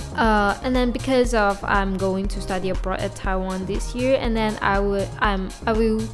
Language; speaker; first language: English; non-native, local second language; Chinese